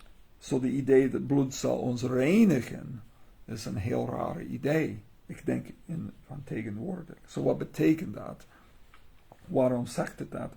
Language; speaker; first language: Dutch; non-native, learner; English